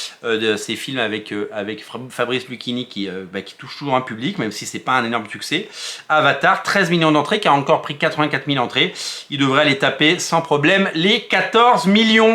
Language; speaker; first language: French; native; French